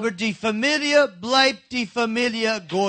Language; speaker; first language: German; non-native, learner; English